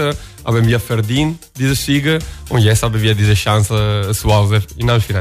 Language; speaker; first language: German; non-native, learner; Italian